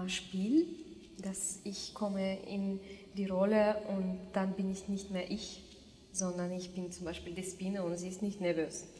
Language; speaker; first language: German; non-native, fluent; Russian